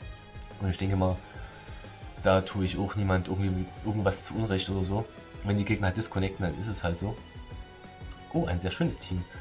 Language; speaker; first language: German; native; German